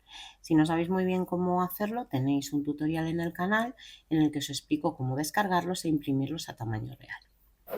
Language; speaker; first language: Spanish; native; Spanish